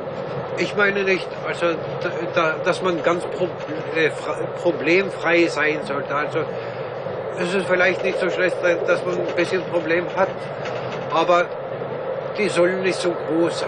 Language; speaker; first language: German; non-native, fluent; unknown